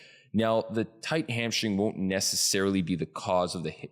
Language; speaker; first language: English; native; English